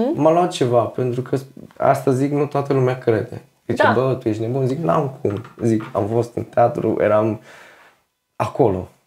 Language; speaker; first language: Romanian; native; Romanian